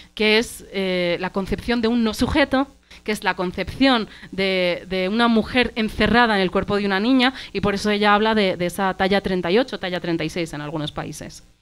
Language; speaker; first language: Spanish; early bilingual, other home language; Arabic